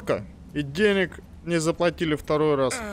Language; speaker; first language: Russian; native; Russian